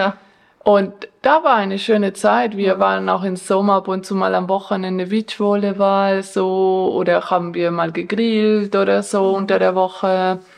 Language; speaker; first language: German; non-native, fluent; Spanish